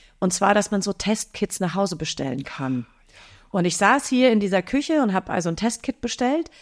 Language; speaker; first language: German; native; German